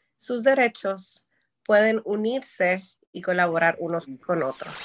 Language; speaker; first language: Spanish; native; Spanish